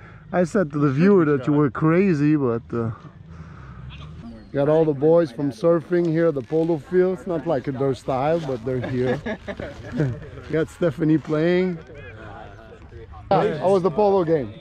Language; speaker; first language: English; non-native, local second language; French